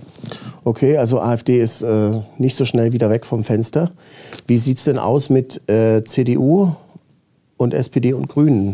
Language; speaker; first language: German; native; German